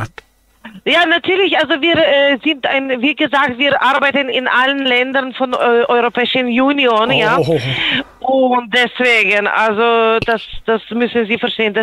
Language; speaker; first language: German; non-native, fluent; Polish